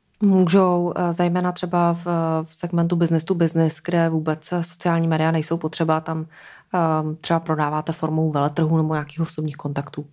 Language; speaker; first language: Czech; native; Czech